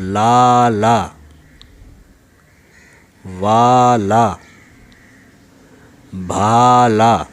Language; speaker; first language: Urdu; native; Urdu